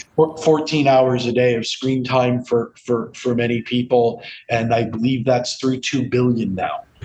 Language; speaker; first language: English; native; English